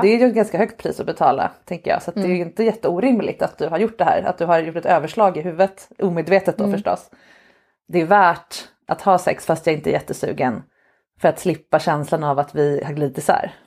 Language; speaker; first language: Swedish; native; Swedish